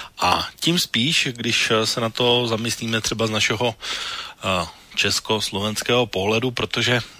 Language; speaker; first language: Czech; native; Czech